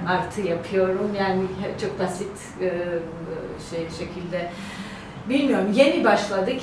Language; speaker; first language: Turkish; non-native, learner; Georgian